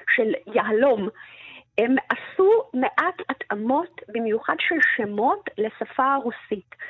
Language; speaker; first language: Hebrew; early bilingual, other home language; Russian